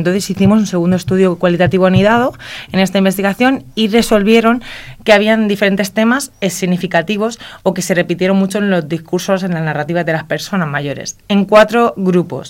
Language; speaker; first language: Spanish; native; Spanish